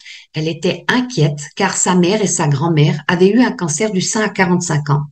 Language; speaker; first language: French; native; French